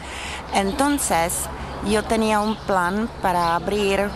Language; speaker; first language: Spanish; non-native, learner; Czech